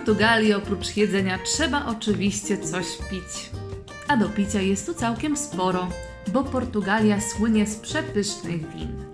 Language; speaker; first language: Polish; native; Polish